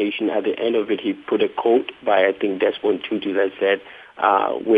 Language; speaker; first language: English; non-native, local second language; Akan